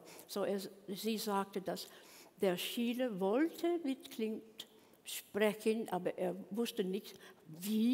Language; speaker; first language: German; non-native, learner; English